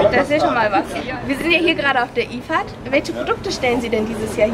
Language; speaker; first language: German; native; German